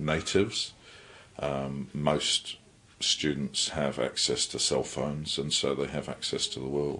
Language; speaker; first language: English; native; English